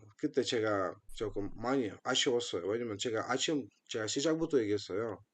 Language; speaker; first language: Korean; non-native, fluent; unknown